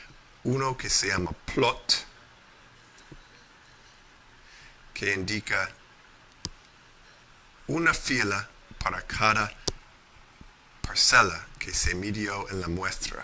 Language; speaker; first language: Spanish; non-native, fluent; English